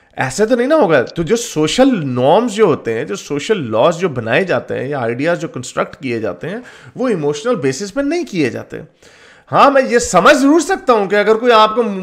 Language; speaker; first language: Urdu; native; Urdu